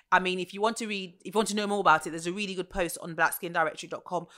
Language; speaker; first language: English; early bilingual, other home language; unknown